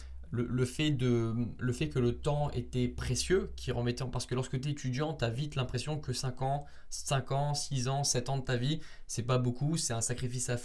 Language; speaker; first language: French; native; French